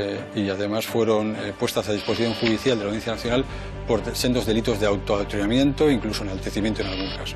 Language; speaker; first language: Spanish; native; Spanish